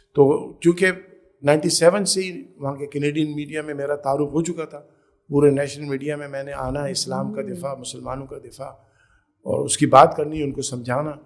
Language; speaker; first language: Urdu; native; Urdu